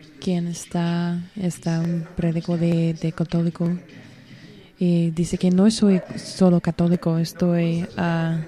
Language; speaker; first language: Spanish; non-native, learner; English